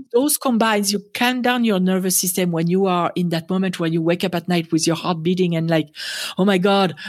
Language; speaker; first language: English; non-native, fluent; French